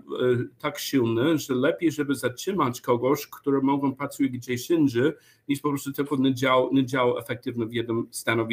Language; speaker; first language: Polish; non-native, learner; English